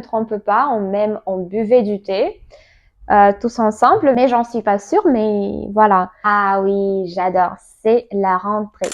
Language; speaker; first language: French; non-native, learner; Russian